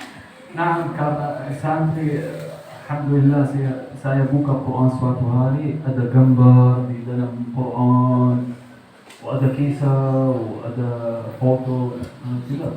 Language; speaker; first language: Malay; non-native, learner; Arabic